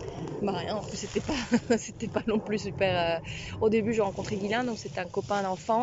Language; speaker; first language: French; non-native, fluent; Spanish